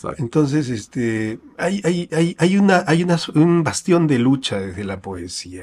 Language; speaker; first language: Spanish; native; Spanish